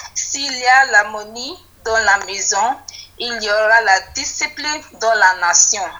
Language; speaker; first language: French; non-native, learner; Yoruba